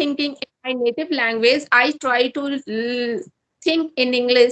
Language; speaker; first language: English; non-native, learner; Hindi